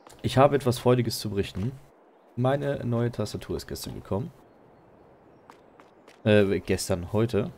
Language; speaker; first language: German; native; German